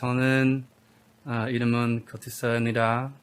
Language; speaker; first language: Korean; non-native, learner; English